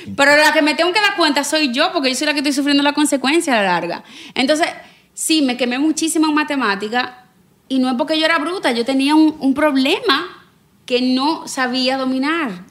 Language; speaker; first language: Spanish; native; Spanish